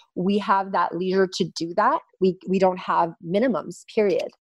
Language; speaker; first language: English; early bilingual, other home language; Turkish